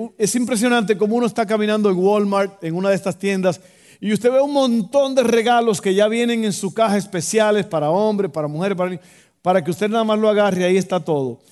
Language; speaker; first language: Spanish; native; Spanish